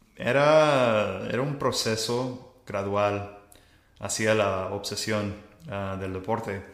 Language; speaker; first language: Spanish; non-native, fluent; English